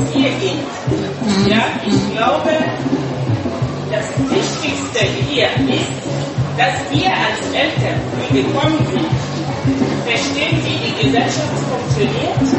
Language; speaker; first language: German; non-native, fluent; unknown